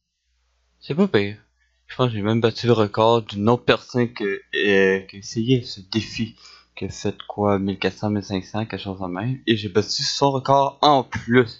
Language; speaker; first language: French; native; French